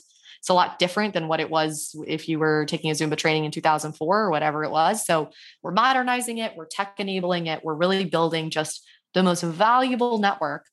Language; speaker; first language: English; native; English